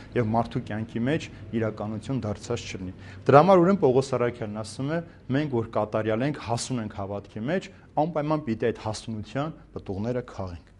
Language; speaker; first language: Armenian; native; Armenian